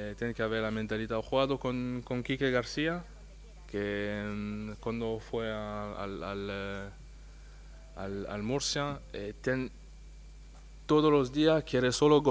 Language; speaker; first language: Spanish; non-native, fluent; French